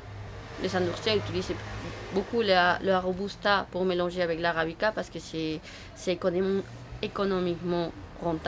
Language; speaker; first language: French; non-native, fluent; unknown